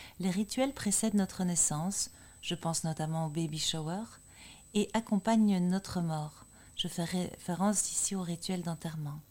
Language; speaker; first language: French; native; French